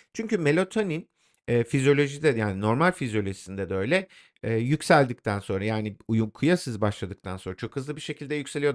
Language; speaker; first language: Turkish; native; Turkish